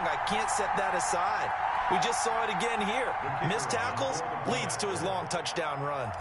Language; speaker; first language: English; native; English